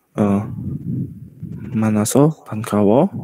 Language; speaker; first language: Korean; non-native, learner; Indonesian